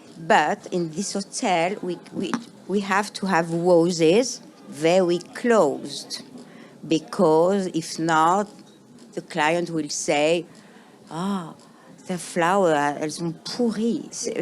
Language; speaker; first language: English; non-native, fluent; French